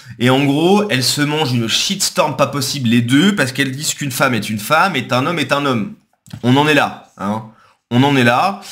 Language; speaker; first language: French; native; French